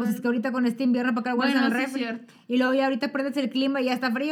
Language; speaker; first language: Spanish; native; Spanish